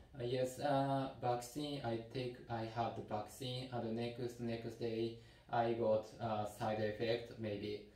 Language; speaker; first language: English; non-native, learner; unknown